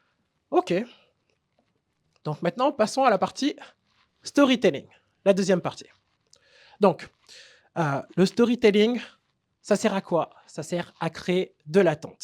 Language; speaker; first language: French; native; French